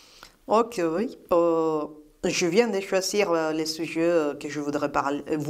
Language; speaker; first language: French; non-native, fluent; Spanish